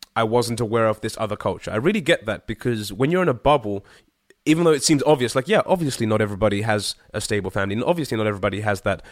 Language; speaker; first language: English; early bilingual, other home language; Shona